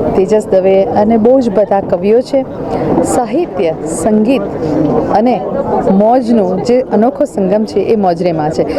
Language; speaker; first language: Gujarati; native; Gujarati